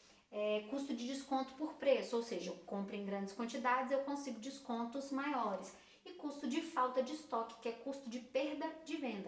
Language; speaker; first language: Portuguese; native; Portuguese